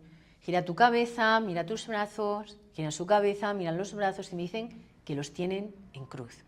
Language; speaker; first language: Spanish; native; Spanish